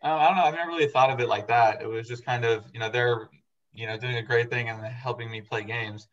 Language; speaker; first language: English; native; English